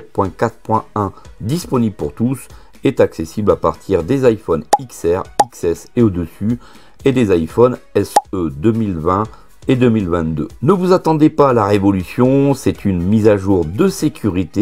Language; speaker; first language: French; native; French